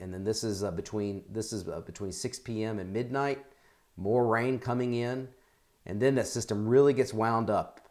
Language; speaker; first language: English; native; English